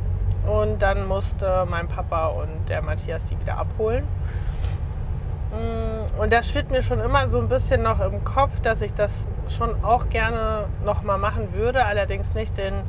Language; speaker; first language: German; native; German